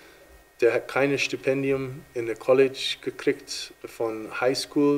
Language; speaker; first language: German; non-native, fluent; English